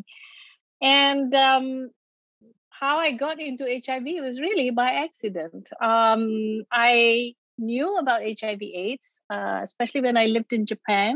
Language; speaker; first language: English; non-native, local second language; Malay